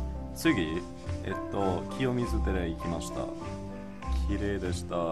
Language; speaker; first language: Japanese; non-native, learner; English